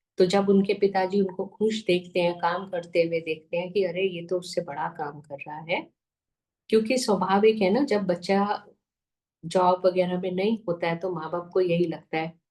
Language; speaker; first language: Hindi; native; Hindi